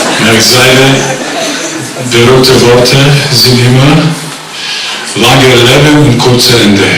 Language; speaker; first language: German; non-native, fluent; Bulgarian